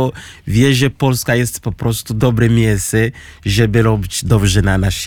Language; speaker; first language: Polish; non-native, learner; Kinyarwanda